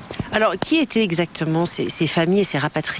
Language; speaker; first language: French; native; French